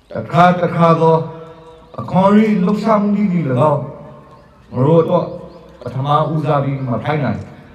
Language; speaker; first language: Burmese; native; Burmese